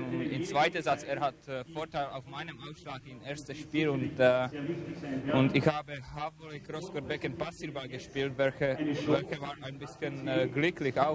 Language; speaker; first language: German; non-native, learner; Czech